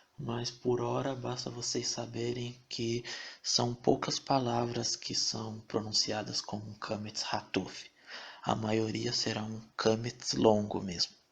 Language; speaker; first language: Portuguese; native; Portuguese